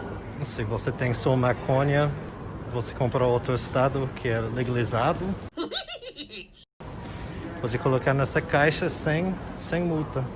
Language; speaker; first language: Portuguese; non-native, fluent; English